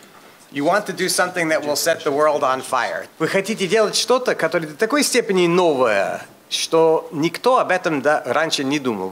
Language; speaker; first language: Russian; non-native, fluent; English